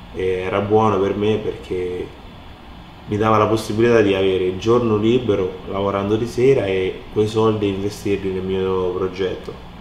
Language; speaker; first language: Italian; early bilingual, other home language; French